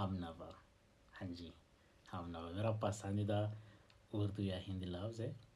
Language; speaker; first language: Hindi; non-native, learner; English